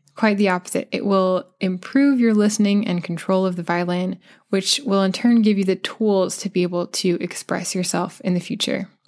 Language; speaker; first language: English; native; English